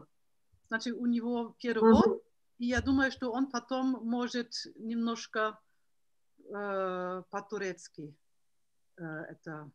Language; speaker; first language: Russian; non-native, learner; Serbian